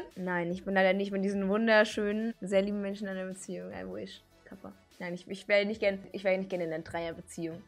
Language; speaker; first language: German; native; German